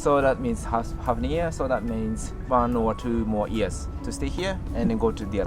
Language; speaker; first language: English; non-native, learner; Japanese